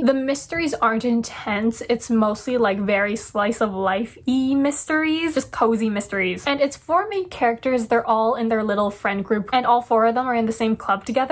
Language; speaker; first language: English; native; English